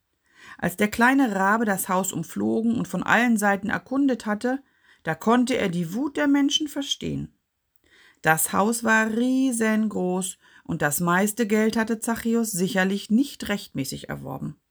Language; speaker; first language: German; native; German